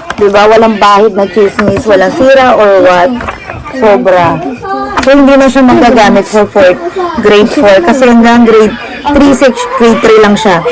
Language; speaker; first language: Filipino; native; Filipino